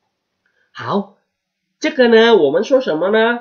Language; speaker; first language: Chinese; non-native, fluent; Indonesian